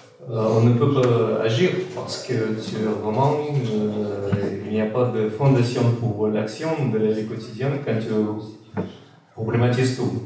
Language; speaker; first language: French; non-native, fluent; Russian